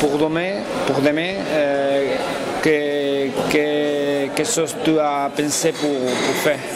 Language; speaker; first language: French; non-native, learner; Spanish